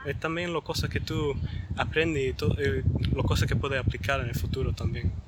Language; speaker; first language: Spanish; early bilingual, heritage; Spanish